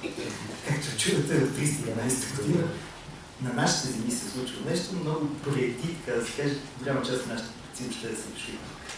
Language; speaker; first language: Bulgarian; native; Bulgarian